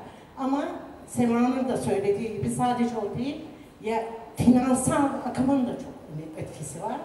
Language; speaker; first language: Turkish; native; Turkish